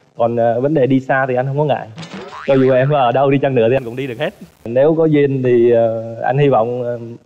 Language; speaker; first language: Vietnamese; native; Vietnamese